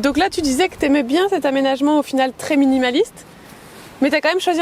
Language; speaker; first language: French; native; French